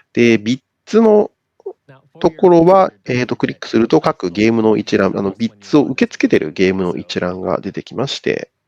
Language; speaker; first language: Japanese; native; Japanese